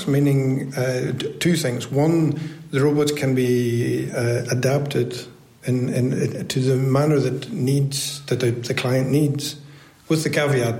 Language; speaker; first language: English; native; English